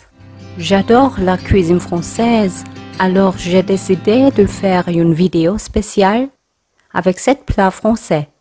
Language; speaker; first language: French; non-native, learner; Korean